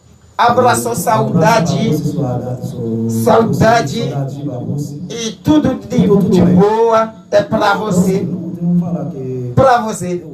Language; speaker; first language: Portuguese; non-native, learner; Haitian Creole